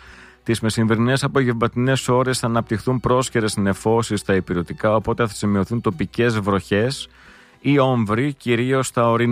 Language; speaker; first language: Greek; native; Greek